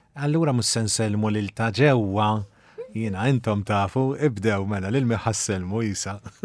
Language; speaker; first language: Maltese; native; Maltese